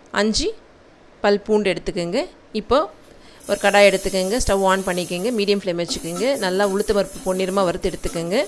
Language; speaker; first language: Tamil; native; Tamil